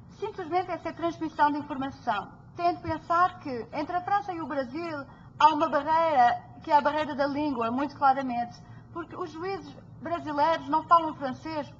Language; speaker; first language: Portuguese; early bilingual, heritage; Portuguese